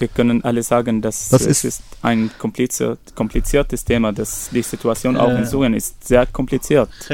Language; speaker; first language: German; non-native, fluent; Arabic